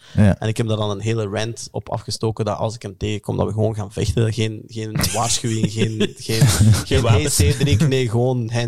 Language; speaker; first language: Dutch; early bilingual, other home language; Lingala